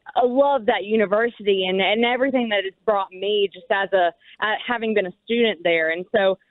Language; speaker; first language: English; native; English